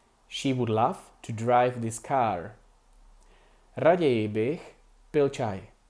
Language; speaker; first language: English; non-native, fluent; Czech